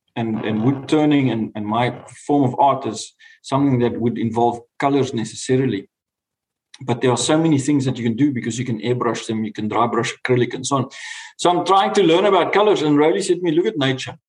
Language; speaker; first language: English; native; English